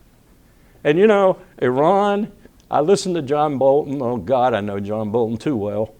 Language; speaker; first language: English; native; English